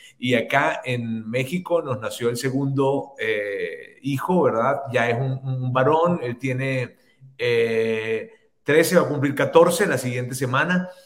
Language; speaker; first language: Spanish; native; Spanish